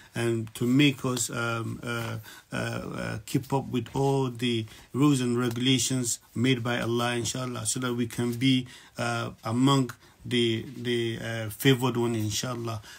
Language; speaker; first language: English; non-native, local second language; Yoruba